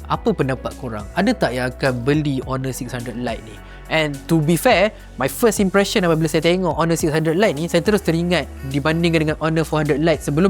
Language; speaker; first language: Malay; native; Malay